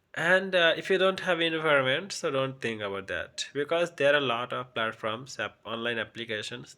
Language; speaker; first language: English; non-native, local second language; Bangla